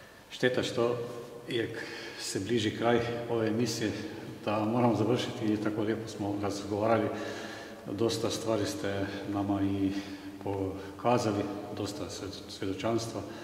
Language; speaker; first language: Serbian; non-native, fluent; Slovenian